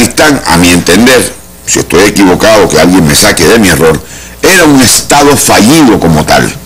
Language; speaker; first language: Spanish; native; Spanish